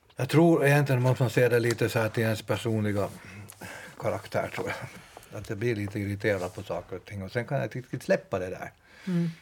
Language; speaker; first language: Swedish; native; Swedish